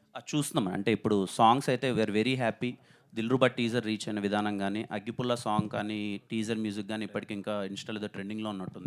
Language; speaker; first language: Telugu; native; Telugu